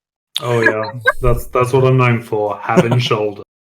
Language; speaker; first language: English; native; English